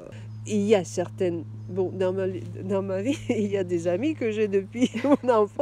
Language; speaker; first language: French; non-native, fluent; Russian